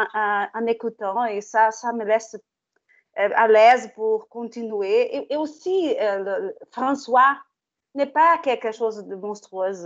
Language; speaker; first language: French; non-native, learner; Portuguese